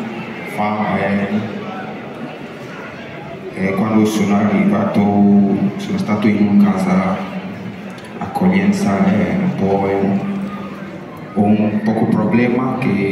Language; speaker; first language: Italian; non-native, learner; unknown